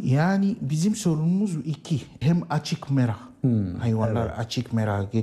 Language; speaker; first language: Turkish; non-native, learner; Arabic